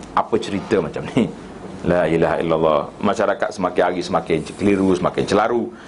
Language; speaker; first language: Malay; native; Malay